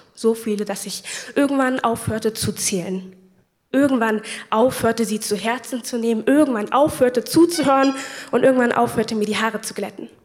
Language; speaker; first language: German; native; German